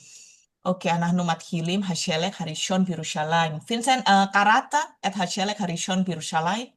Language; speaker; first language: Hebrew; non-native, fluent; Indonesian